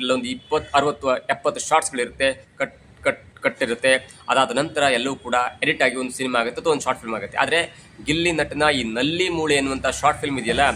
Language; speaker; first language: Kannada; native; Kannada